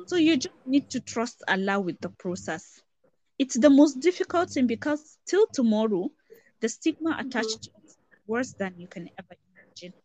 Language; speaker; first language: English; non-native, local second language; Hausa